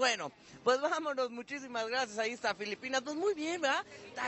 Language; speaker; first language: Spanish; native; Spanish